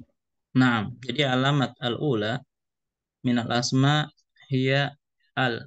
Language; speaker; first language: Arabic; non-native, fluent; Indonesian